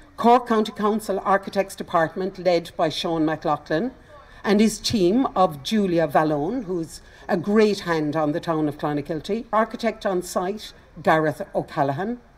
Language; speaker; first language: English; native; English